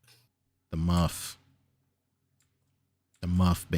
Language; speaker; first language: English; native; English